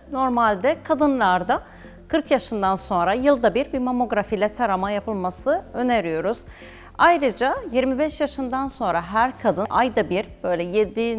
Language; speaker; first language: Turkish; non-native, fluent; Arabic